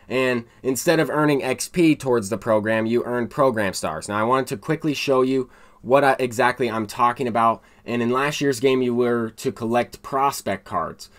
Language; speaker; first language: English; native; English